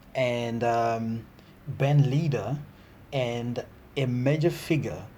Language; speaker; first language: English; non-native, fluent; Lingala